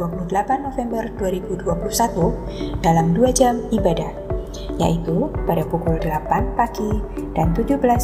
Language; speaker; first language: Indonesian; native; Indonesian